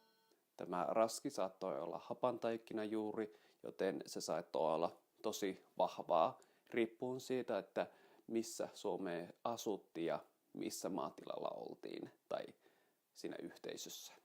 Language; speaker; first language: Finnish; native; Finnish